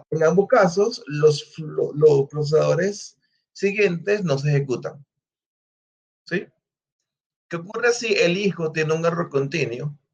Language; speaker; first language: Spanish; native; Spanish